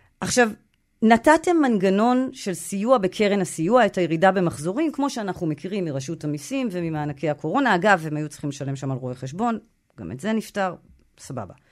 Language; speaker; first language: Hebrew; native; Hebrew